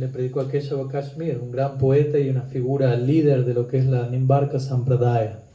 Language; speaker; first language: Spanish; native; Spanish